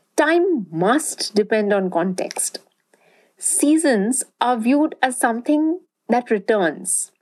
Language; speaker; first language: English; non-native, local second language; Bangla